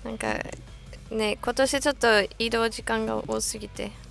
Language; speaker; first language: Japanese; non-native, fluent; English